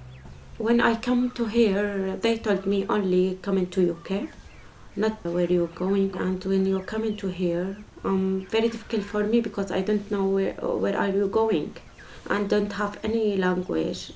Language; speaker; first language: English; non-native, learner; Arabic